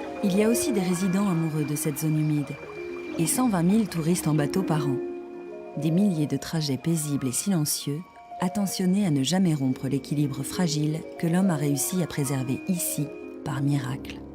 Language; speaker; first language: French; native; French